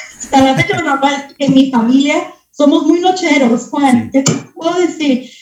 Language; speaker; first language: Spanish; early bilingual, heritage; Spanish